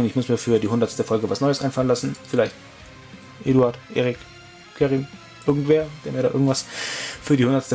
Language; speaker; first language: German; native; German